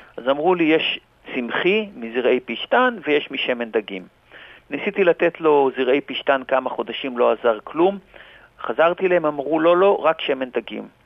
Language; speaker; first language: Hebrew; native; Hebrew